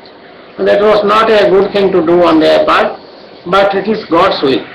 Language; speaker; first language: English; non-native, local second language; Odia